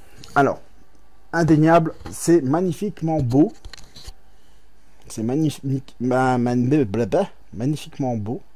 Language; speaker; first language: French; native; French